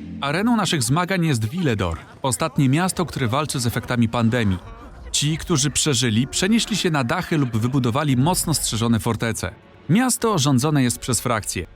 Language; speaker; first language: Polish; native; Polish